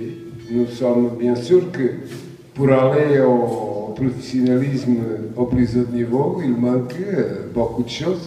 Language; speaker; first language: French; non-native, fluent; Portuguese